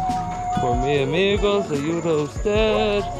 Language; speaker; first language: Spanish; non-native, learner; English